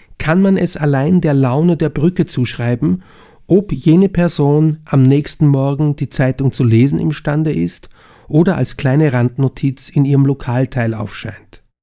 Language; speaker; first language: German; native; German